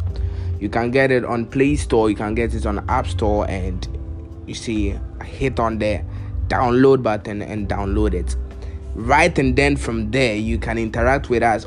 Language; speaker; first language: English; non-native, local second language; Akan